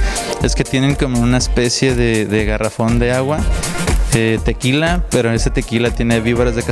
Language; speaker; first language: Spanish; native; Spanish